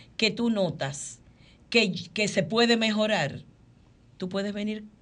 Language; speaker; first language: Spanish; early bilingual, heritage; Spanish